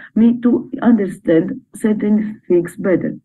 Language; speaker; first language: English; non-native, fluent; Greek